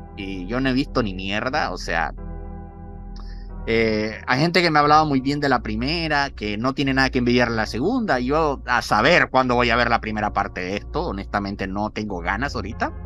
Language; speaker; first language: Spanish; native; Spanish